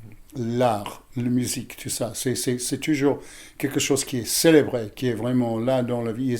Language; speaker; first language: French; non-native, fluent; English